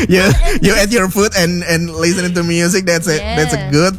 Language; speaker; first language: English; non-native, learner; Indonesian